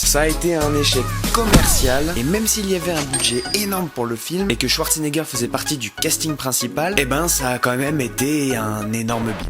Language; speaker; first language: French; native; French